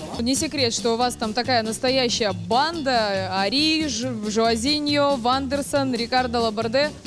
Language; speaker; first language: Russian; native; Russian